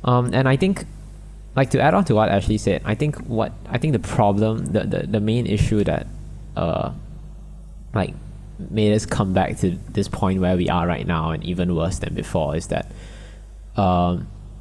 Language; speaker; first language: English; non-native, local second language; Chinese